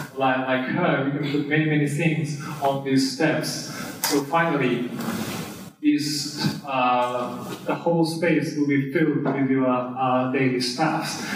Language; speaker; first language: English; non-native, fluent; Japanese